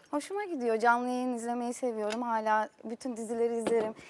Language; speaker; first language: Turkish; native; Turkish